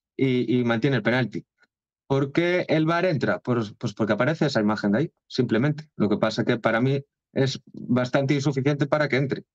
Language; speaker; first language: Spanish; non-native, local second language; Galician